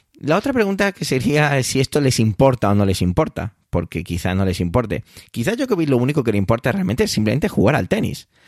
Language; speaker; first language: Spanish; native; Spanish